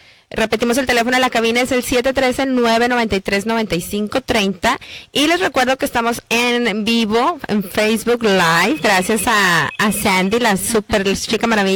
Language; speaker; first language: Spanish; native; Spanish